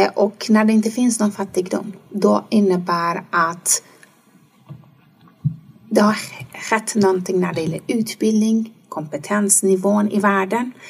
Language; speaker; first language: Swedish; non-native, fluent; Persian